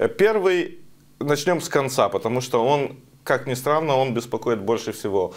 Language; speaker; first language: Russian; non-native, local second language; Romanian